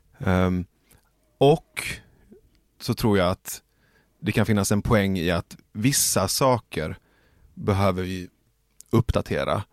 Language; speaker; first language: Swedish; early bilingual, other home language; Persian